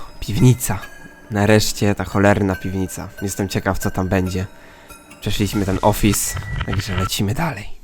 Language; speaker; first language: Polish; native; Polish